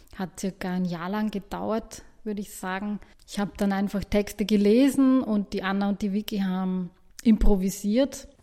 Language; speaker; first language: German; native; German